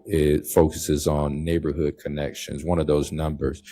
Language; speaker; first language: English; native; English